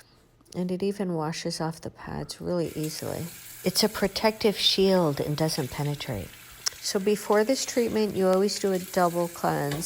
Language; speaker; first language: English; native; English